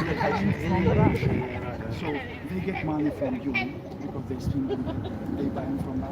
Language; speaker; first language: English; non-native, learner; Ukrainian